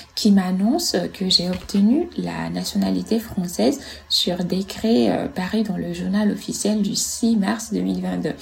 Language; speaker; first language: French; non-native, fluent; Italian